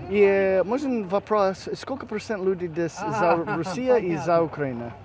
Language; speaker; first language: Russian; non-native, learner; English